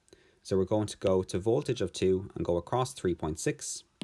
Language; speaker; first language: English; native; English